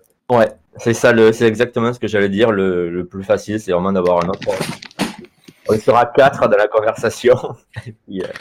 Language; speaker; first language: French; native; French